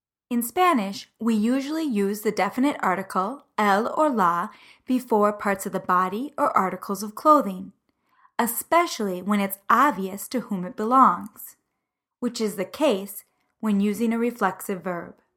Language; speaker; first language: English; native; English